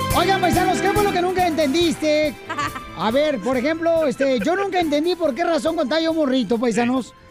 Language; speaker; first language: Spanish; native; Spanish